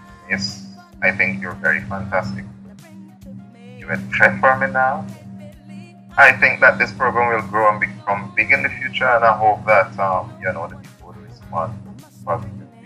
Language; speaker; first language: English; native; English